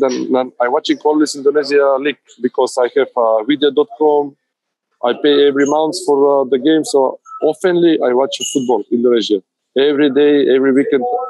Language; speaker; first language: English; non-native, fluent; Macedonian